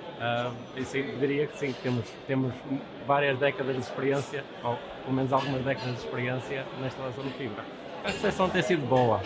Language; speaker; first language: Portuguese; native; Portuguese